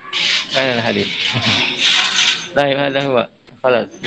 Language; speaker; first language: Arabic; non-native, fluent; Indonesian